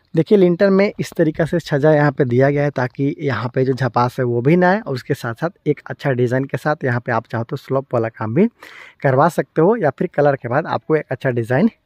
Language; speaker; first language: Hindi; native; Hindi